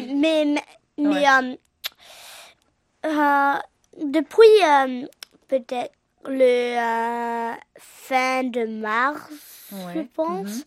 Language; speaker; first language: French; early bilingual, heritage; English